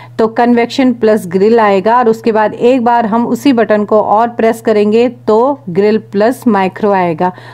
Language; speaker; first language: Hindi; native; Hindi